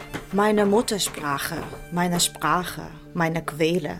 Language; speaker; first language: German; non-native, fluent; Russian